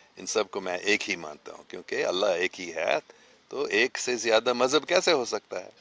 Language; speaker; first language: Urdu; non-native, local second language; English